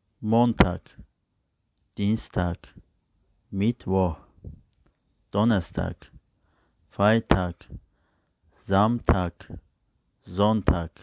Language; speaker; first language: German; non-native, learner; Turkish